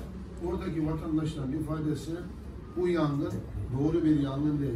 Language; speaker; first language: Turkish; native; Turkish